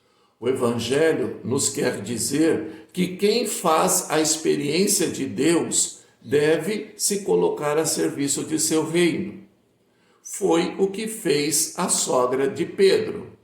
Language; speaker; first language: Portuguese; native; Portuguese